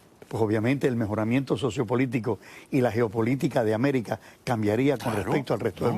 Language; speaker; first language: Spanish; native; Spanish